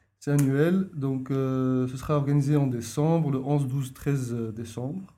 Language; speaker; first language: French; non-native, local second language; Arabic